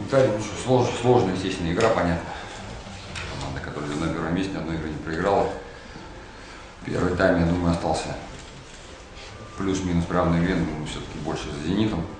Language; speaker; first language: Russian; native; Russian